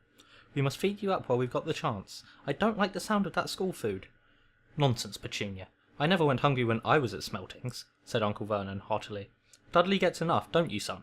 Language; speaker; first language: English; native; English